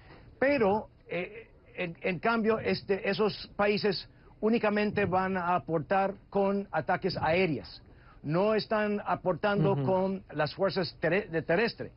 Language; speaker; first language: Spanish; non-native, fluent; English